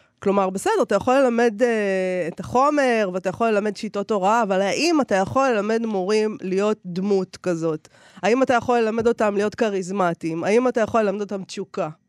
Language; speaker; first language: Hebrew; native; Hebrew